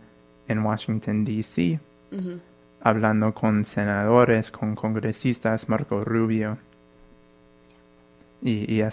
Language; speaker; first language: Spanish; non-native, fluent; English